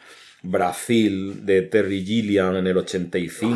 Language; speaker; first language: Spanish; native; Spanish